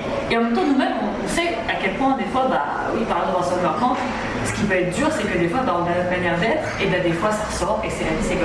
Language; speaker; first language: French; native; French